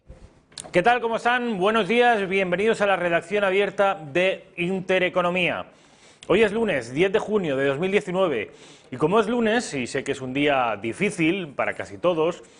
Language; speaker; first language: Spanish; native; Spanish